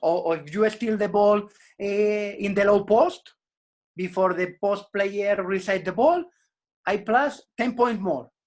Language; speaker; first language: English; non-native, learner; Spanish